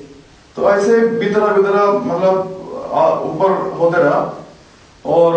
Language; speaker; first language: Hindi; non-native, local second language; Malayalam